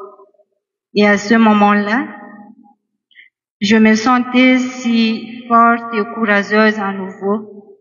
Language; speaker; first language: French; non-native, local second language; Malagasy